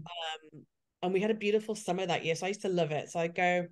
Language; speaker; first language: English; native; English